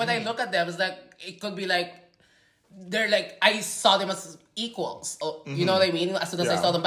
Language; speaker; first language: English; non-native, local second language; Filipino